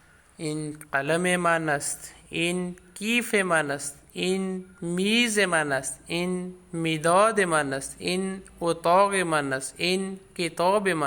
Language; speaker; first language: Persian; non-native, fluent; Urdu